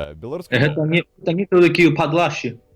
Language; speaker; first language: Belarusian; non-native, learner; Japanese